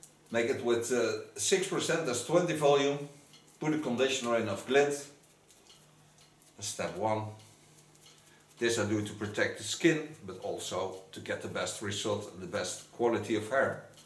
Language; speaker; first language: English; non-native, fluent; Dutch